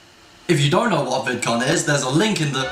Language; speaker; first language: English; native; English